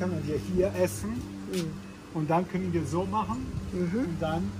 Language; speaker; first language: German; non-native, fluent; Italian